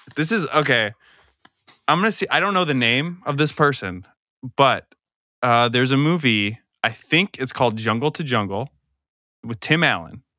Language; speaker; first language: English; native; English